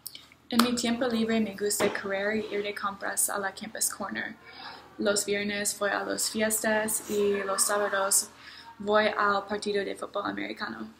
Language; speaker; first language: Spanish; non-native, learner; English